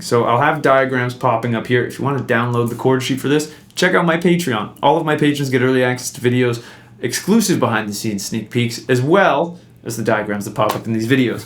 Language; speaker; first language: English; native; English